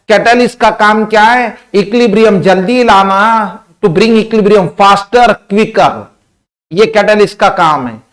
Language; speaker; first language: Hindi; non-native, local second language; Marathi